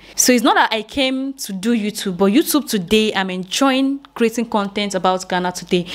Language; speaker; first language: English; non-native, local second language; Igbo